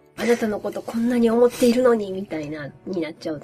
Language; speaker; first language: Japanese; native; Japanese